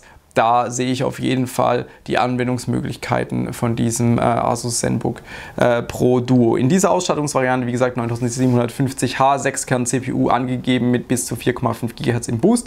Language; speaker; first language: German; native; German